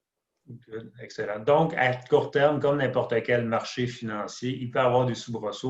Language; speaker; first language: French; native; French